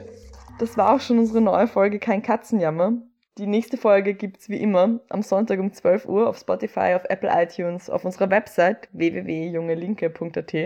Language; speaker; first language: German; native; German